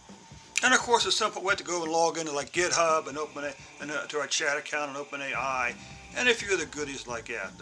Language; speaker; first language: English; native; English